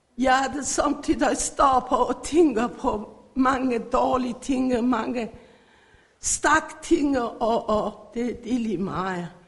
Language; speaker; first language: Danish; non-native, learner; Persian